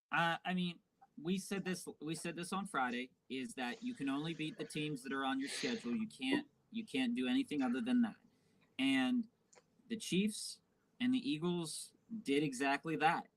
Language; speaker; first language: English; native; English